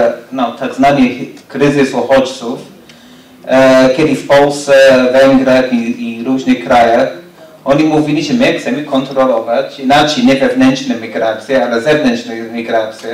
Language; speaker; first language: Polish; non-native, learner; English